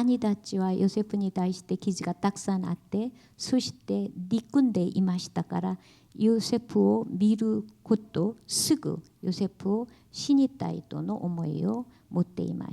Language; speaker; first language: Japanese; non-native, learner; Korean